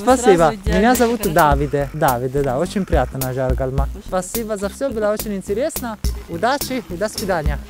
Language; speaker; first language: Russian; non-native, learner; Italian